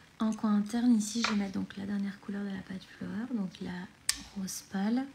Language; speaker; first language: French; native; French